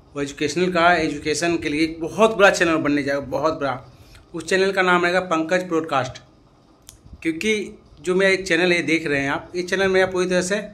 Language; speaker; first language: Hindi; native; Hindi